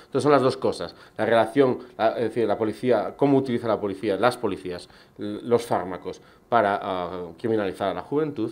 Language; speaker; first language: Spanish; native; Spanish